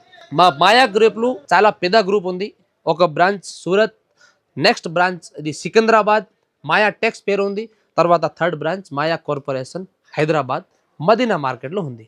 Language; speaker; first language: Telugu; non-native, local second language; Hindi